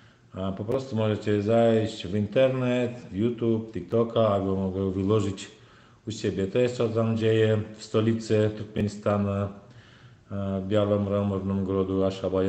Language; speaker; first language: Polish; non-native, learner; Turkmen